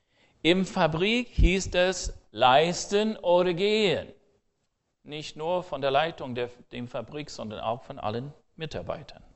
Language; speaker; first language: German; non-native, fluent; English